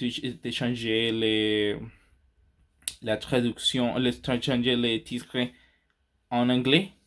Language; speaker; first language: French; non-native, learner; Spanish